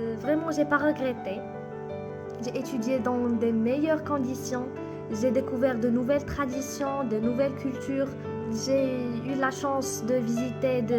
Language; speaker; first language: French; non-native, local second language; Arabic